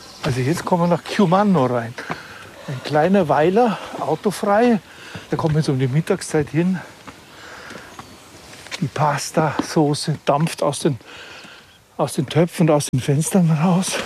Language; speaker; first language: German; native; German